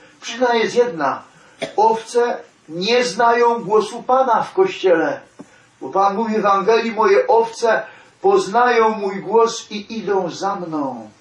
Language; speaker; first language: Polish; native; Polish